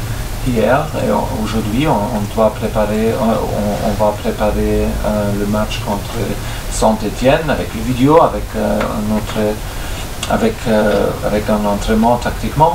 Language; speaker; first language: French; non-native, fluent; German